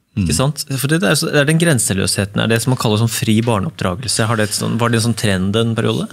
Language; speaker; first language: Norwegian; native; Norwegian